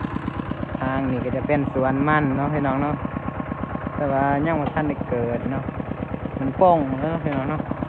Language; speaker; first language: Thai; non-native, local second language; Northeastern Thai